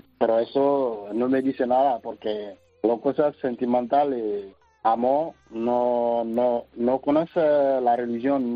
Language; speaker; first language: Spanish; non-native, learner; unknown